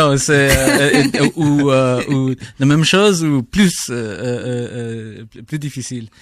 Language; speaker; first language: French; non-native, learner; English